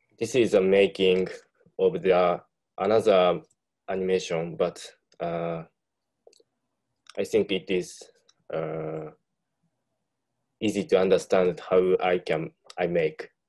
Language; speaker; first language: English; non-native, learner; Japanese